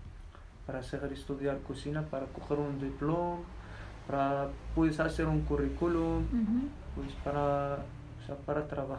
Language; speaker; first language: Spanish; non-native, learner; Berber languages